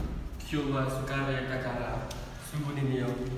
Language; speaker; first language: Japanese; non-native, learner; Indonesian